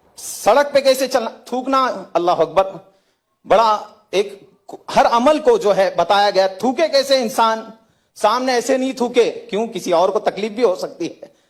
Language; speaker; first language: Hindi; native; Hindi